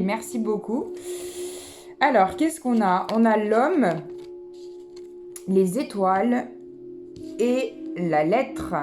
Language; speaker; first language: French; native; French